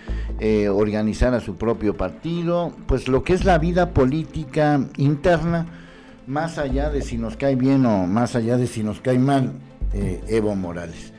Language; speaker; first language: Spanish; native; Spanish